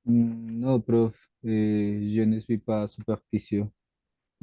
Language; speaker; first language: French; non-native, learner; Spanish